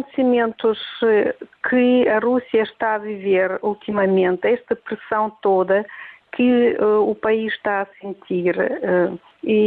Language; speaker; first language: Portuguese; non-native, fluent; Russian